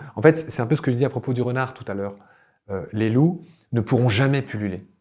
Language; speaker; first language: French; native; French